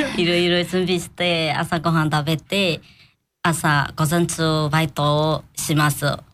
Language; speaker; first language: Japanese; non-native, learner; Burmese